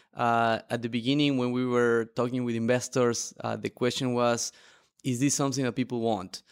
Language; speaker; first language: English; non-native, fluent; Spanish